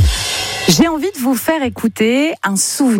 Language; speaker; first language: French; native; French